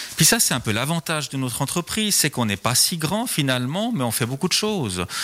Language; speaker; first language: French; native; French